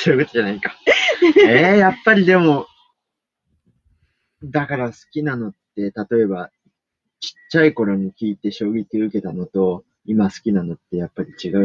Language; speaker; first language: Japanese; native; Japanese